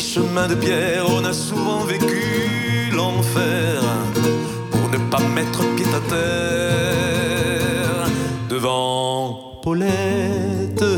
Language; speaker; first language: Dutch; non-native, fluent; French